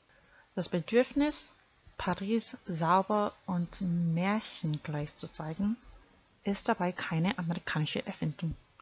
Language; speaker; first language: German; non-native, fluent; Korean